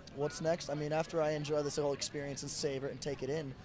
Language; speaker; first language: English; native; English